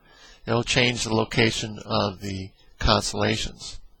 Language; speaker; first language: English; native; English